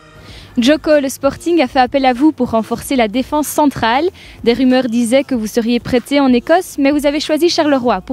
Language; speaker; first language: French; native; French